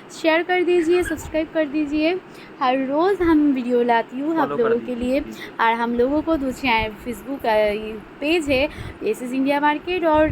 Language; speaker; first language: Hindi; non-native, local second language; Bangla